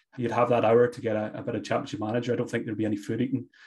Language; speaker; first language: English; native; English